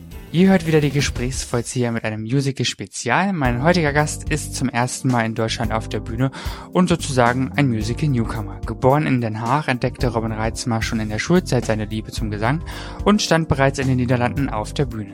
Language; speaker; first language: German; native; German